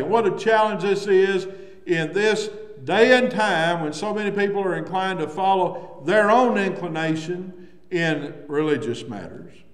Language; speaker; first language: English; native; English